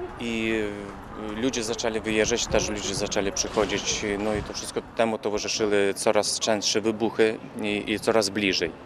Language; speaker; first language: Polish; early bilingual, heritage; Polish